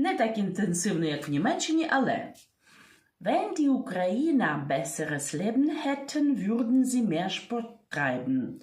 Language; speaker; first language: German; non-native, fluent; Ukrainian